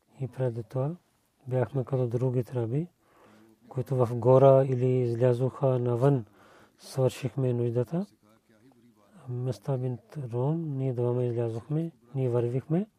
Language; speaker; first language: Bulgarian; non-native, learner; Urdu